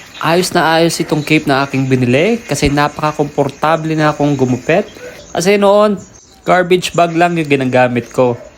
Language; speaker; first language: Filipino; non-native, local second language; Hiligaynon